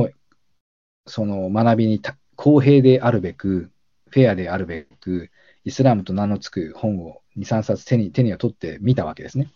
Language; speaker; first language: Japanese; native; Japanese